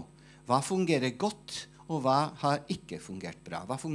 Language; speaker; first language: Norwegian; non-native, fluent; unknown